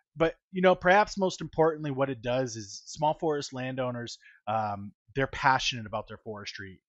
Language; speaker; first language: English; native; English